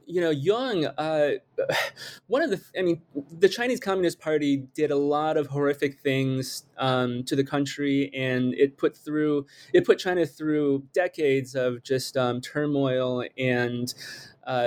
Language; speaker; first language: English; native; English